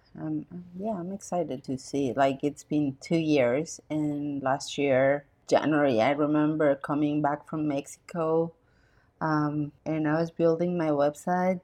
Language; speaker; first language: English; non-native, fluent; Spanish